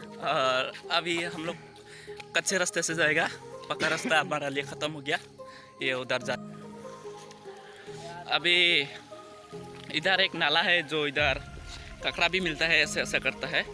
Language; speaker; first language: Hindi; non-native, local second language; Assamese